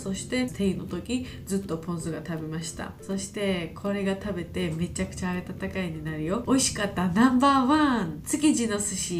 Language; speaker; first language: Japanese; non-native, learner; Georgian